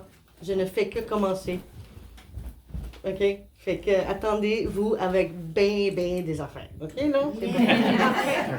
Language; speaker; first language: French; non-native, fluent; Spanish